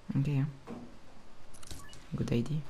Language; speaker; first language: English; non-native, learner; French